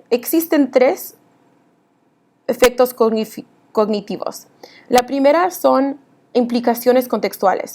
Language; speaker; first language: Spanish; early bilingual, heritage; Spanish